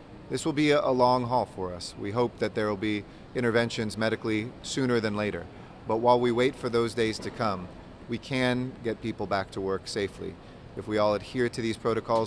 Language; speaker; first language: English; native; English